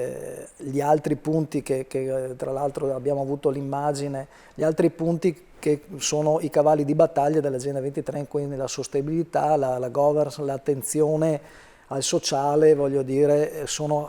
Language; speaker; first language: Italian; native; Italian